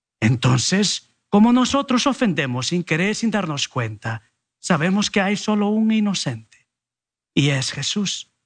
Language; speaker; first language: Spanish; early bilingual, heritage; Spanish